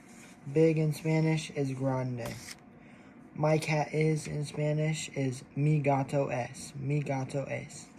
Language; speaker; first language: Spanish; non-native, learner; English